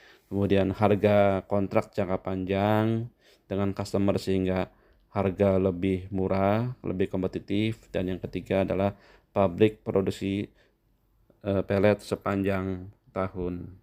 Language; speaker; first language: Indonesian; native; Indonesian